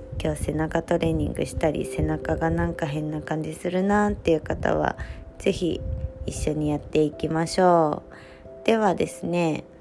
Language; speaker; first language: Japanese; native; Japanese